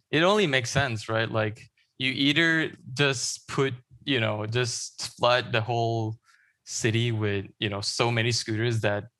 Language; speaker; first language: English; non-native, local second language; Chinese